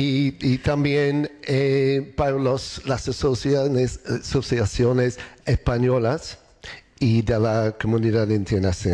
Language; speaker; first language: Spanish; non-native, learner; English